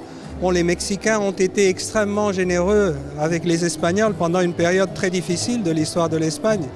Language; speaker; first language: French; non-native, fluent; Spanish